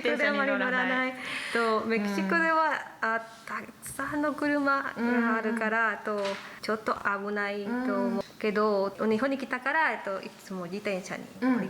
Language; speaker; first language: Japanese; non-native, learner; Spanish